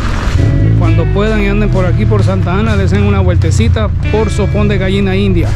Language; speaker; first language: Spanish; native; Spanish